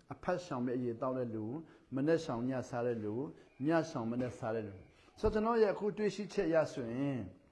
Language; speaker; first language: Burmese; non-native, local second language; Hakha Chin